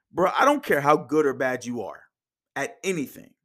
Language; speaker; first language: English; native; English